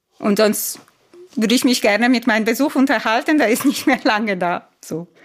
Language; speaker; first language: German; non-native, fluent; Spanish